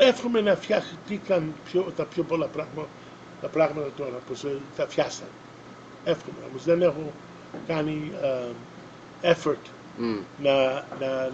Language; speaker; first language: Greek; early bilingual, other home language; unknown